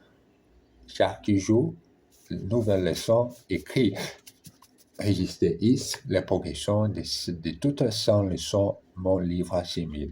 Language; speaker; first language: French; non-native, learner; German